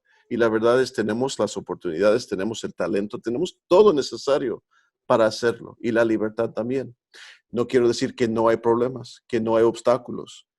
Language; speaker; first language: Spanish; early bilingual, heritage; Spanish